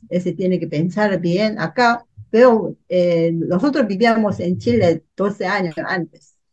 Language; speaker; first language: Spanish; non-native, learner; Korean